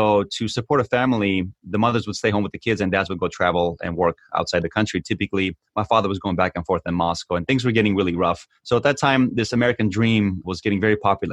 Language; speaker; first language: English; early bilingual, other home language; Armenian